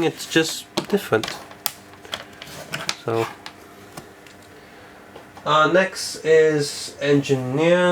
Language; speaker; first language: English; native; English